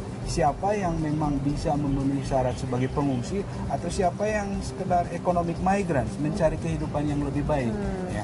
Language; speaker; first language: Indonesian; native; Indonesian